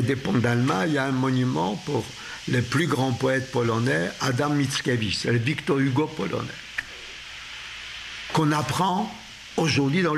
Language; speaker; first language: French; non-native, fluent; Polish